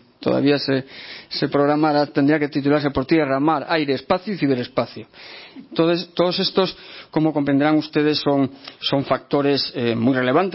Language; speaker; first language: Spanish; native; Spanish